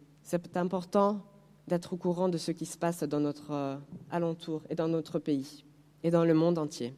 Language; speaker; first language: French; non-native, fluent; Spanish